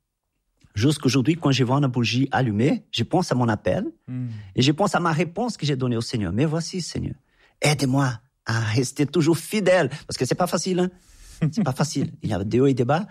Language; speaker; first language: French; non-native, fluent; Portuguese